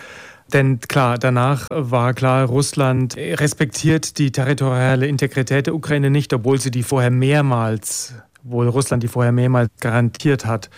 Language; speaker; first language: German; native; German